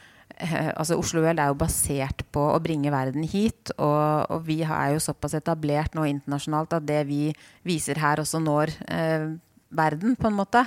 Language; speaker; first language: Norwegian; native; Norwegian